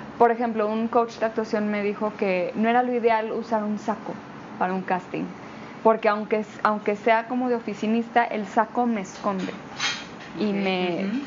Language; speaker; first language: Spanish; native; Spanish